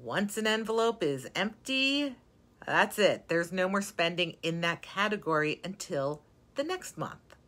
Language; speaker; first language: English; native; English